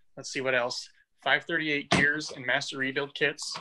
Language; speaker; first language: English; native; English